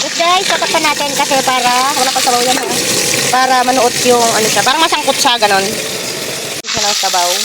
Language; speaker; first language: Filipino; non-native, local second language; Iloko